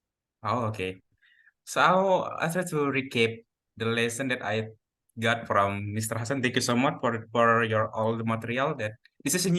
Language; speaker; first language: English; non-native, learner; Indonesian